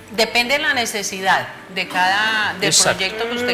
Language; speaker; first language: Spanish; native; Spanish